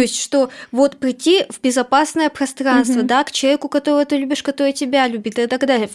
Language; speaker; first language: Russian; native; Russian